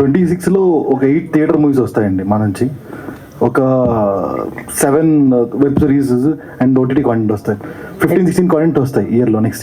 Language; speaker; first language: Telugu; native; Telugu